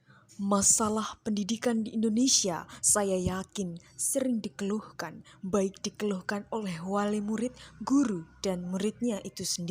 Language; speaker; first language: Indonesian; native; Indonesian